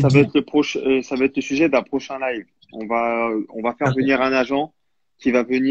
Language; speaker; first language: French; native; French